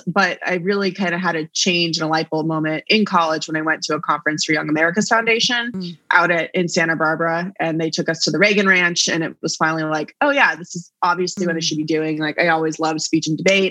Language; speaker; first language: English; native; English